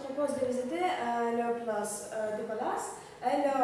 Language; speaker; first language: French; non-native, learner; Russian